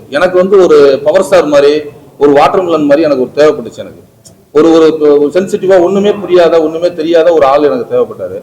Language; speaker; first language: Tamil; native; Tamil